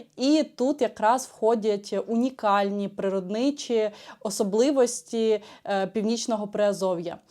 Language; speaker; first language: Ukrainian; native; Ukrainian